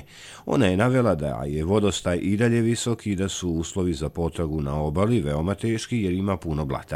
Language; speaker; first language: Serbian; native; Serbian